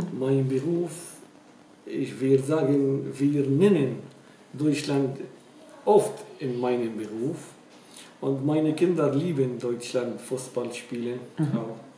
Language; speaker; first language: German; non-native, learner; Arabic